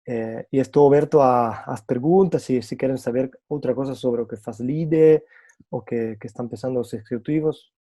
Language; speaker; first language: Portuguese; non-native, fluent; Italian